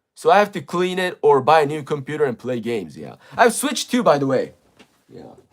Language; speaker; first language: English; non-native, fluent; Japanese